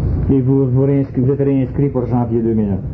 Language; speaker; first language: French; native; French